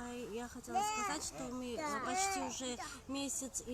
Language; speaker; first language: Russian; non-native, fluent; Armenian